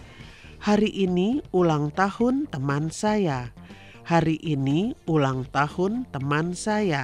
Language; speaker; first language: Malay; non-native, fluent; Chinese